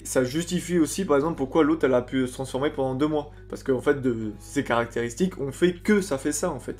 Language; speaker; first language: French; native; French